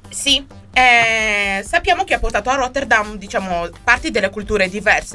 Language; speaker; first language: Italian; native; Italian